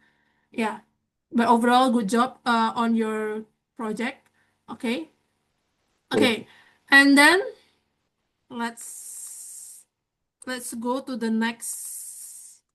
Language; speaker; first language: English; non-native, fluent; Indonesian